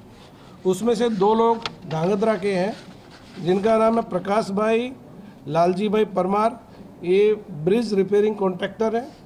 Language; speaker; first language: Hindi; non-native, local second language; Gujarati